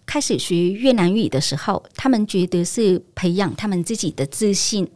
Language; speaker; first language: Chinese; non-native, fluent; Vietnamese